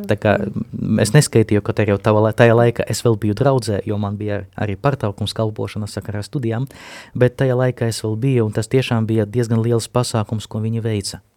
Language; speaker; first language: Latvian; non-native, local second language; Russian